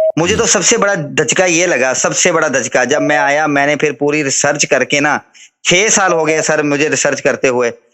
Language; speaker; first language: Urdu; non-native, local second language; Punjabi